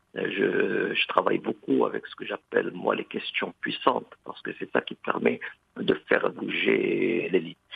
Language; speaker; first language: French; non-native, local second language; Arabic